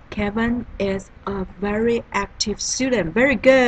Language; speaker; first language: English; non-native, learner; Chinese